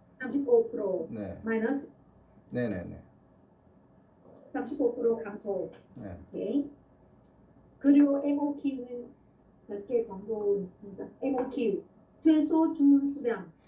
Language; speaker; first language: Korean; non-native, fluent; Vietnamese